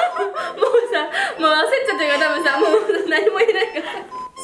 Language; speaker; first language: Japanese; native; Japanese